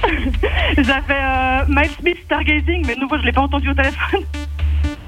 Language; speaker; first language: French; native; French